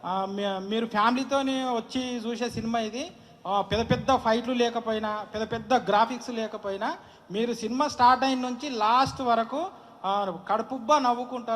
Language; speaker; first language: Telugu; native; Telugu